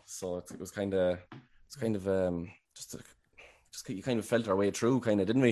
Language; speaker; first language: English; native; English